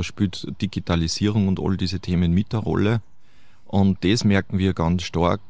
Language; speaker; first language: German; native; German